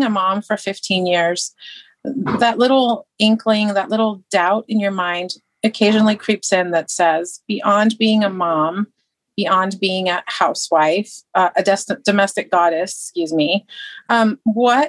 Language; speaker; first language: English; native; English